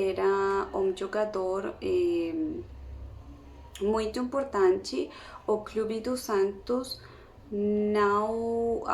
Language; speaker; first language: Portuguese; non-native, learner; Spanish